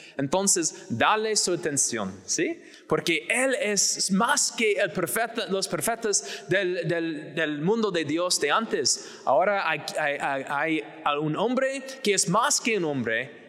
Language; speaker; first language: Spanish; non-native, fluent; English